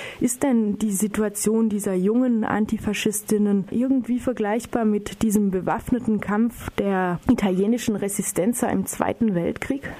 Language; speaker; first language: German; native; German